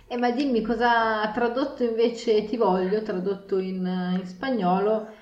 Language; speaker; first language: Italian; native; Italian